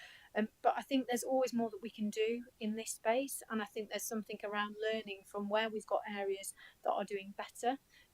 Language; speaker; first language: English; native; English